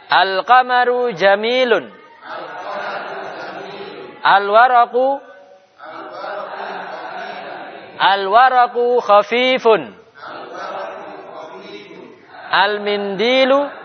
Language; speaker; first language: Arabic; non-native, fluent; Indonesian